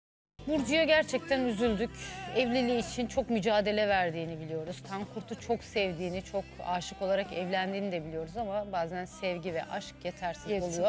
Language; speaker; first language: Turkish; native; Turkish